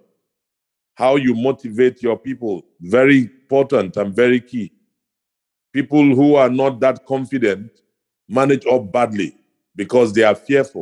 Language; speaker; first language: English; non-native, local second language; Ibibio